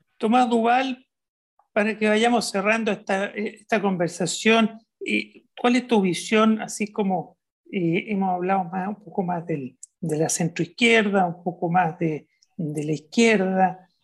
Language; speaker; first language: Spanish; native; Spanish